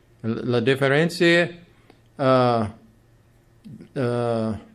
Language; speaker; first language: Spanish; non-native, learner; English